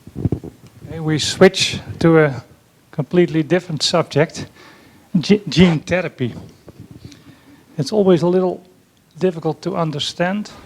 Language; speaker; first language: English; non-native, fluent; Dutch